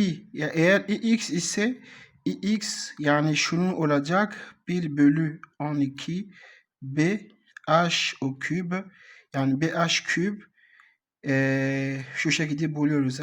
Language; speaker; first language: Turkish; non-native, learner; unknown